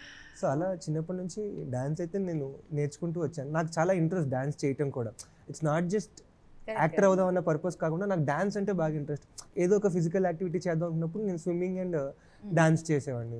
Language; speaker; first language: Telugu; native; Telugu